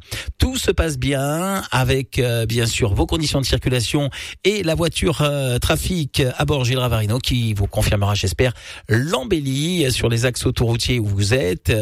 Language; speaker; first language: French; native; French